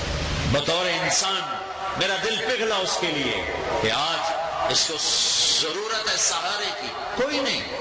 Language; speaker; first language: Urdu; non-native, local second language; Punjabi